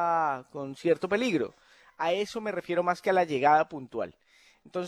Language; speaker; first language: Spanish; native; Spanish